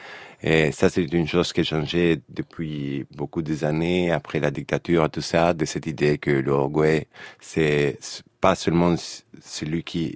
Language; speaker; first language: French; non-native, fluent; Spanish